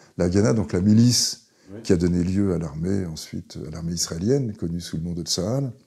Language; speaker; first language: French; early bilingual, other home language; Hebrew